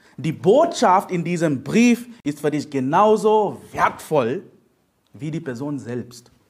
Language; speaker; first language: German; non-native, fluent; Telugu